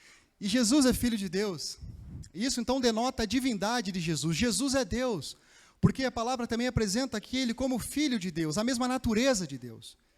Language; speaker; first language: Portuguese; native; Portuguese